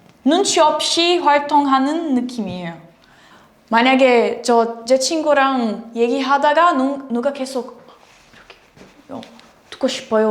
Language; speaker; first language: Korean; non-native, learner; Portuguese